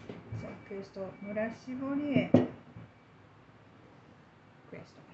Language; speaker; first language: Italian; non-native, learner; Japanese